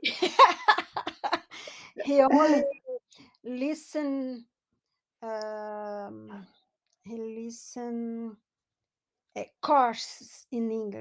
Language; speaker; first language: English; non-native, learner; Portuguese